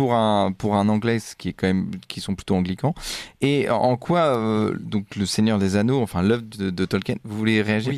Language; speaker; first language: French; native; French